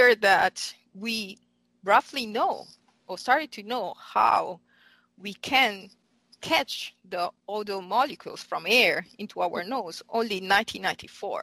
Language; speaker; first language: English; non-native, fluent; Italian